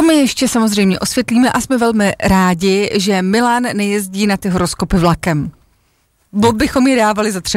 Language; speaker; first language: Czech; native; Czech